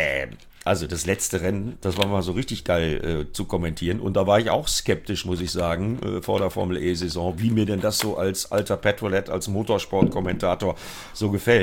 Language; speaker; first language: German; native; German